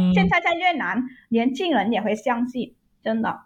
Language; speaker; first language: Chinese; non-native, fluent; Vietnamese